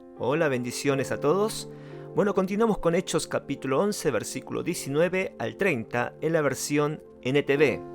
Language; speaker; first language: Spanish; non-native, fluent; Korean